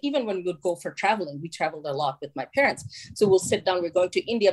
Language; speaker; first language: English; non-native, local second language; Bangla